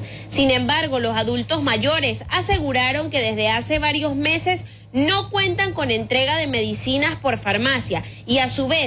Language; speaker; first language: Spanish; native; Spanish